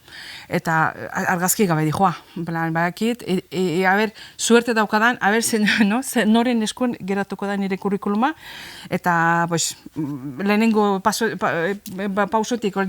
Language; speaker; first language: Basque; non-native, fluent; Azerbaijani